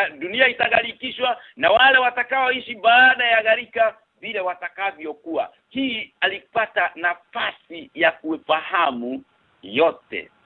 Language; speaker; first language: Swahili; non-native, local second language; Kikuyu